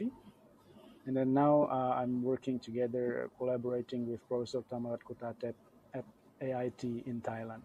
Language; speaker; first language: English; non-native, fluent; Indonesian